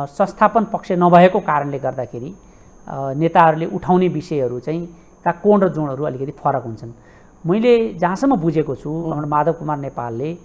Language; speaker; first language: Nepali; native; Nepali